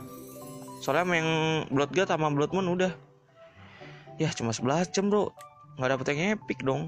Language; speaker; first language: Indonesian; native; Indonesian